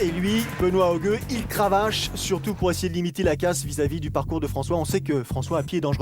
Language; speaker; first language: French; native; French